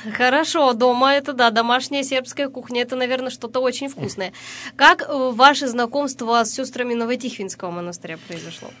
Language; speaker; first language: Russian; native; Russian